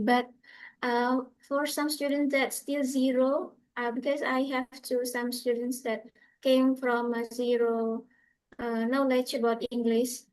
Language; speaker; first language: English; non-native, fluent; Indonesian